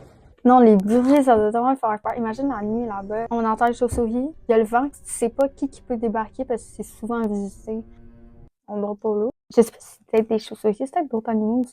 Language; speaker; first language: French; native; French